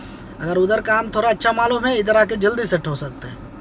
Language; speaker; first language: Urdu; non-native, learner; Bangla